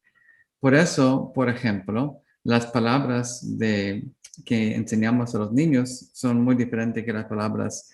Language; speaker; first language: Spanish; non-native, learner; English